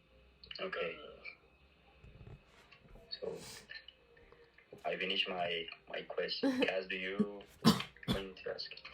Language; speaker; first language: English; non-native, fluent; Spanish